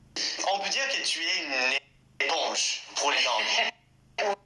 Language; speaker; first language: French; non-native, fluent; English